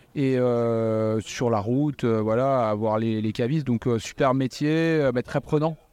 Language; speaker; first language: French; native; French